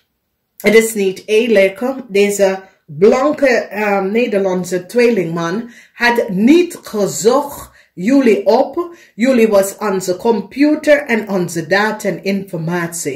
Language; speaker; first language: Dutch; non-native, fluent; English